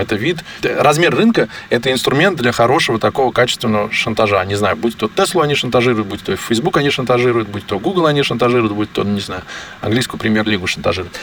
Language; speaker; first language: Russian; native; Russian